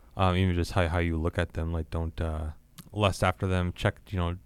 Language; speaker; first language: English; native; English